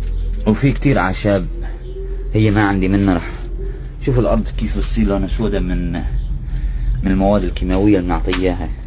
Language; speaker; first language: Arabic; native; Arabic